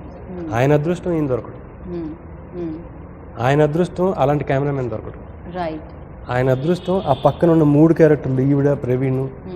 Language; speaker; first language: Telugu; native; Telugu